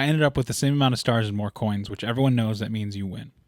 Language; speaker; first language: English; native; English